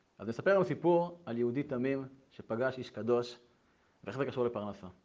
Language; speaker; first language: Hebrew; native; Hebrew